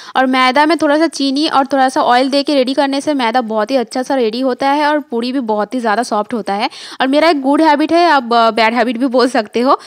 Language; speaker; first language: Hindi; non-native, local second language; Bangla